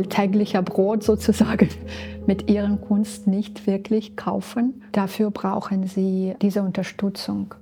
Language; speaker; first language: German; non-native, fluent; Belarusian